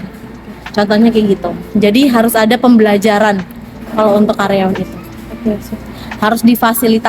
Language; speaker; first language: Indonesian; native; Indonesian